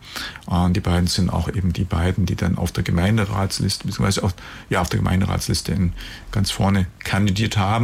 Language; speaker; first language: German; native; German